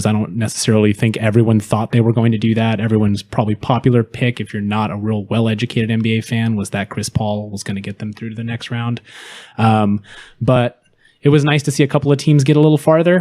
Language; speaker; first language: English; native; English